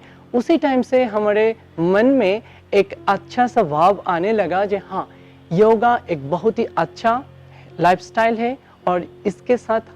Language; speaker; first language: Hindi; non-native, fluent; Bangla